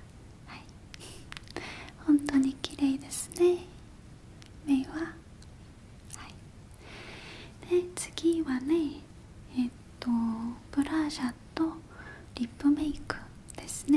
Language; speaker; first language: Japanese; non-native, learner; Korean